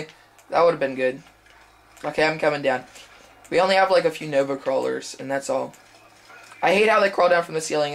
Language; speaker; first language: English; native; English